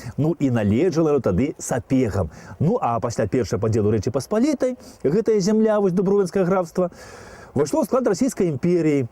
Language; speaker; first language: Belarusian; native; Belarusian